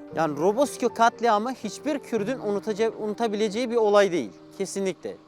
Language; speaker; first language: Turkish; non-native, local second language; Kurdish